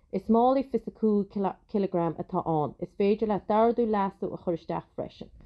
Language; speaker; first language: Irish; native; Irish